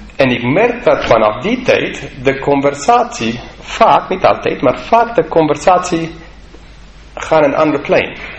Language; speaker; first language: Dutch; non-native, fluent; English